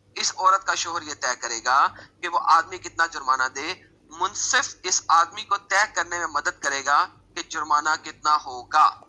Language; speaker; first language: Urdu; native; Urdu